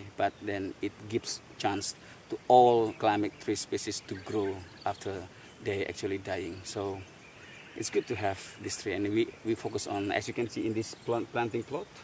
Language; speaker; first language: English; non-native, fluent; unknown